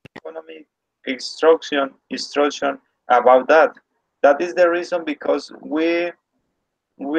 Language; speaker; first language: English; non-native, learner; Spanish